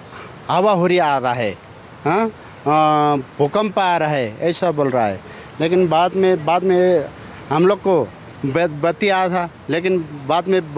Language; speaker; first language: Hindi; non-native, learner; Nepali